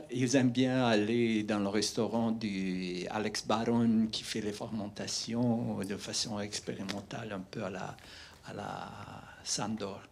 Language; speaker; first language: French; non-native, fluent; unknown